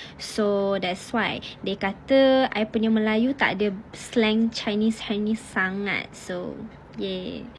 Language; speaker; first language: Malay; non-native, local second language; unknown